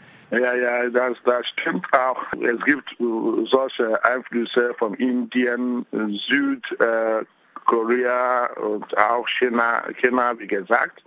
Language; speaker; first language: German; non-native, fluent; Igbo